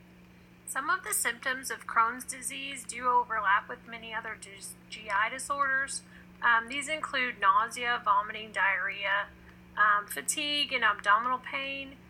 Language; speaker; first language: English; native; English